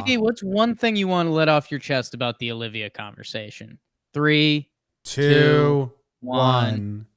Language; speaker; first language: English; native; English